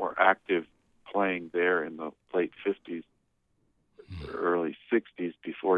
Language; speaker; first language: English; native; English